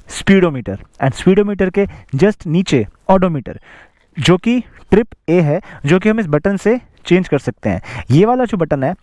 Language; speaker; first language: Hindi; native; Hindi